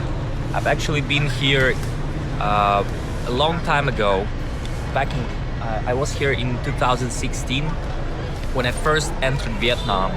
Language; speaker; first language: English; non-native, fluent; Russian